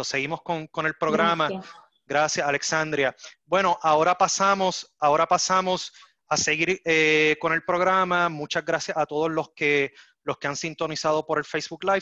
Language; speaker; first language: Spanish; native; Spanish